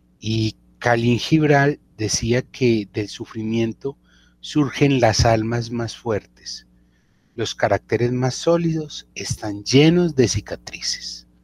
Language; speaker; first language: Spanish; native; Spanish